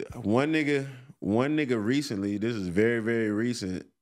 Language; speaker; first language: English; native; English